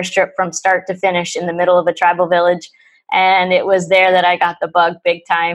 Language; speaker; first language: English; native; English